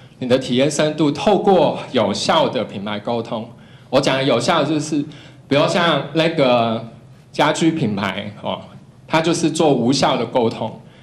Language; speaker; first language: Chinese; non-native, local second language; Cantonese